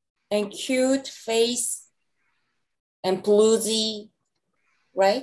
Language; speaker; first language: English; non-native, learner; Korean